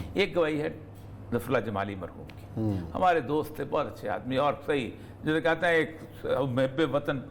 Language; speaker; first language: Urdu; non-native, local second language; Punjabi